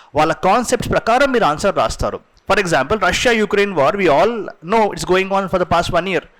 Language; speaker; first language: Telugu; non-native, local second language; Urdu